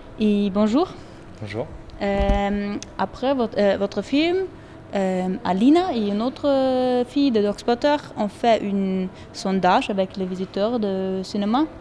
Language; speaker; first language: French; non-native, learner; German